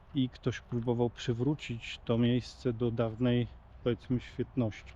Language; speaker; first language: Polish; native; Polish